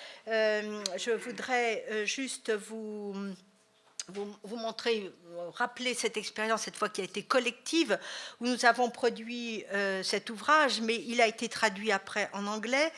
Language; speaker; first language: French; native; French